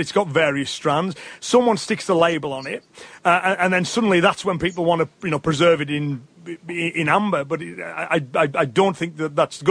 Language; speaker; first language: English; native; English